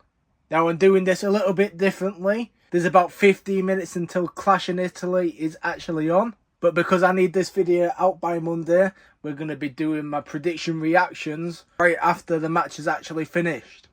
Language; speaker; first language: English; native; English